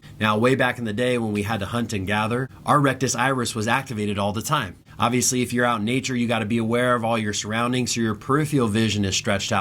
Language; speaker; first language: English; native; English